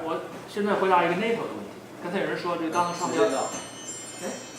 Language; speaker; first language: Chinese; native; Chinese